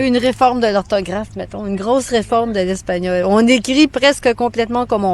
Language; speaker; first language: French; native; French